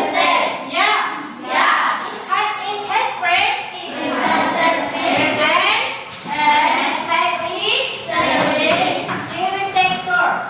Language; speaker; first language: English; non-native, learner; Indonesian